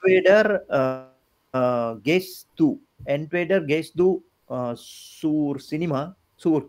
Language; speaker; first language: German; non-native, learner; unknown